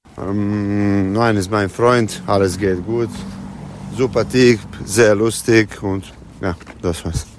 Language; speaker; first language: German; non-native, learner; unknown